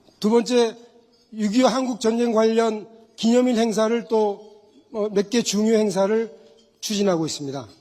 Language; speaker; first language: Korean; native; Korean